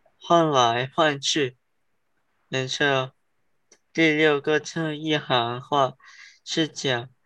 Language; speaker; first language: Chinese; early bilingual, heritage; Chinese